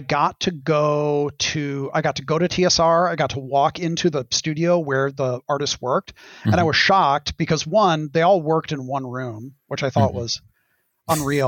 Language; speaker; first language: English; native; English